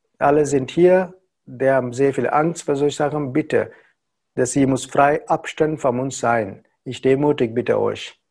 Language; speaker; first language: German; non-native, learner; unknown